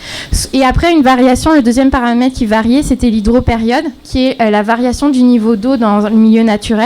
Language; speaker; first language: French; native; French